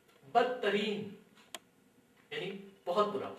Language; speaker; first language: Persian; non-native, fluent; Urdu